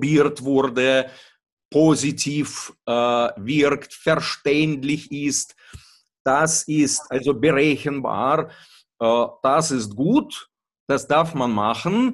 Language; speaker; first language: German; non-native, fluent; Russian